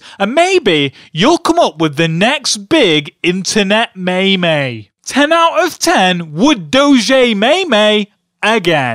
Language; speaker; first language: English; native; English